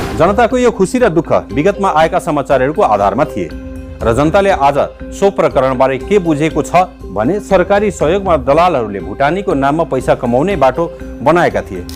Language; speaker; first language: Nepali; native; Nepali